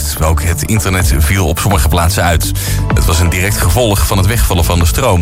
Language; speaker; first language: Dutch; native; Dutch